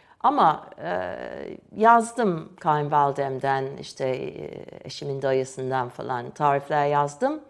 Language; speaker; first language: Turkish; non-native, fluent; English